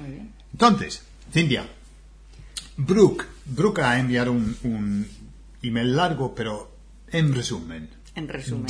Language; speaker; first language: Spanish; non-native, fluent; English